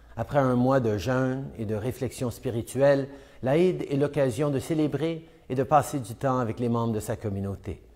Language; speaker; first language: French; native; French